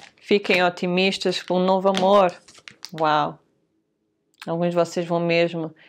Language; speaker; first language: Portuguese; early bilingual, heritage; Portuguese